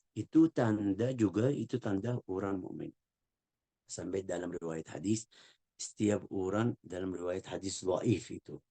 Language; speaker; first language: Indonesian; non-native, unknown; Arabic